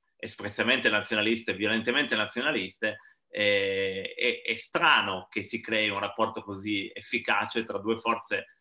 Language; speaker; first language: Italian; native; Italian